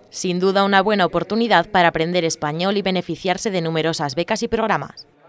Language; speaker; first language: Spanish; native; Spanish